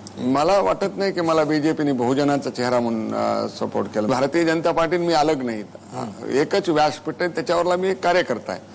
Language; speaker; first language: Marathi; native; Marathi